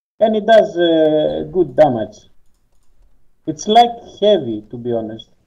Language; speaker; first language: English; non-native, learner; Greek